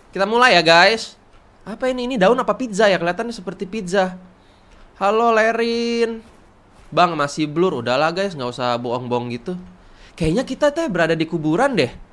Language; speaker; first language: Indonesian; native; Indonesian